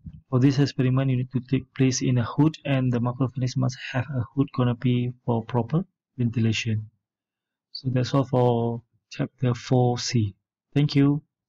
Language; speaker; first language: English; non-native, local second language; Malay